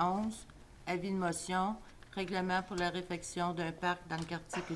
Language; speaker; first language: French; native; French